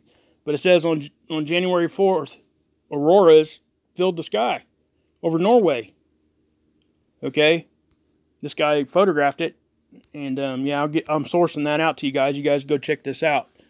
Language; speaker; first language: English; native; English